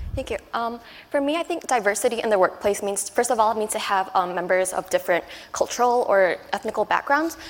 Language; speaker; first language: English; non-native, fluent; Chinese